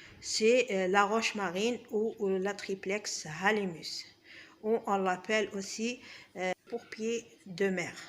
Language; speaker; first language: French; non-native, local second language; Arabic